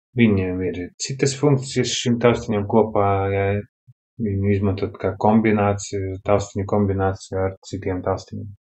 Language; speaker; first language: Latvian; non-native, local second language; Russian